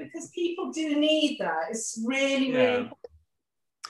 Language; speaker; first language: English; native; English